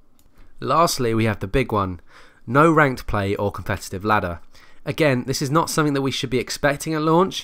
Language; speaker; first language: English; native; English